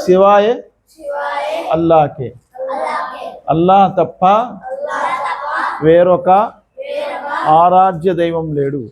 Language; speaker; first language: Telugu; non-native, local second language; Urdu